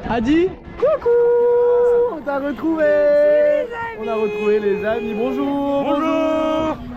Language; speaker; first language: French; native; French